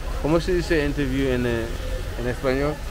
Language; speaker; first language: Spanish; non-native, learner; English